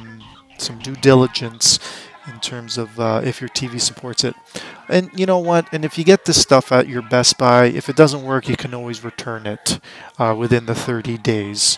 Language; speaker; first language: English; native; English